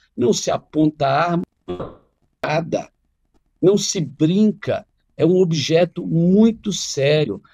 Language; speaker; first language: Portuguese; non-native, fluent; Arabic